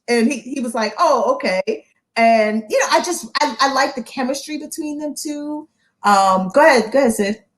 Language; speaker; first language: English; native; English